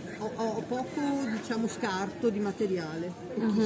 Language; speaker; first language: Italian; native; Italian